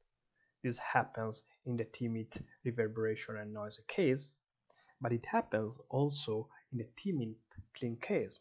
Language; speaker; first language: English; non-native, fluent; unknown